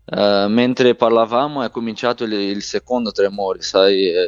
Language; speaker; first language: Italian; non-native, fluent; Portuguese